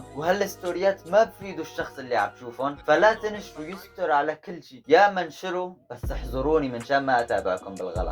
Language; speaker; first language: Arabic; native; Arabic